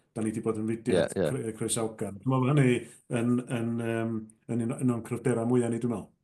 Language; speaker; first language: Welsh; native; Welsh